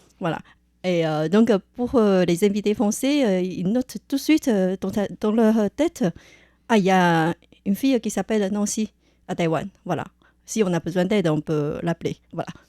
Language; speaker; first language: French; non-native, fluent; Chinese